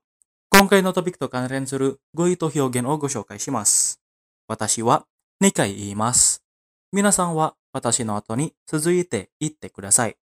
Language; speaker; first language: Japanese; non-native, fluent; Indonesian